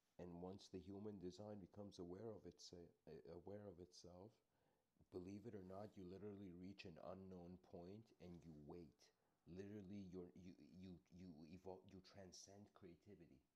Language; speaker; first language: English; native; English